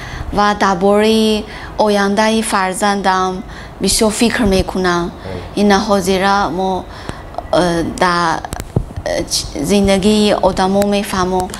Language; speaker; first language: Persian; non-native, learner; Chinese